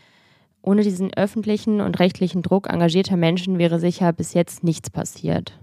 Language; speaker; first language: German; native; German